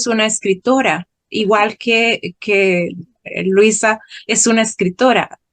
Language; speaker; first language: Spanish; non-native, fluent; Portuguese